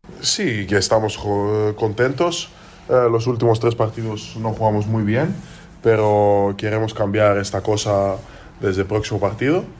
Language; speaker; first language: Spanish; non-native, learner; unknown